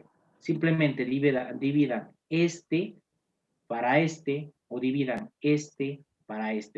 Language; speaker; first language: Spanish; native; Spanish